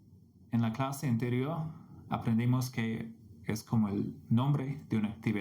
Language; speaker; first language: Spanish; non-native, fluent; English